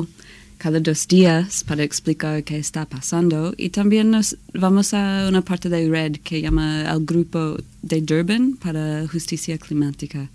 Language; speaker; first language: Spanish; non-native, learner; English